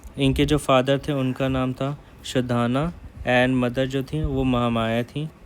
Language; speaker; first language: Hindi; native; Hindi